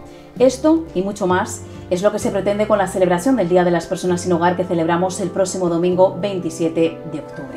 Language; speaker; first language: Spanish; native; Spanish